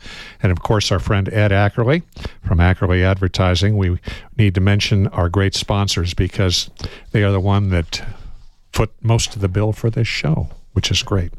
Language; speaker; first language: English; native; English